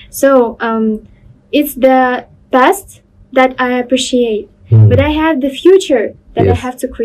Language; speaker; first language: English; non-native, learner; Russian